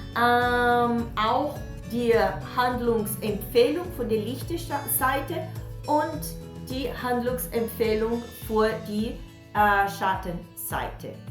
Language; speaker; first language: German; non-native, learner; Portuguese